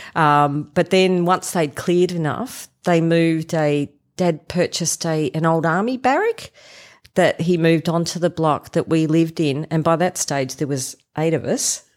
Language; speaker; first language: English; non-native, local second language; German